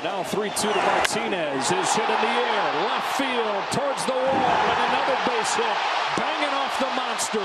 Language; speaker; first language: English; native; English